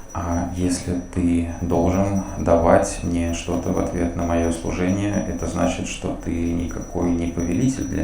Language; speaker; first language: Russian; native; Russian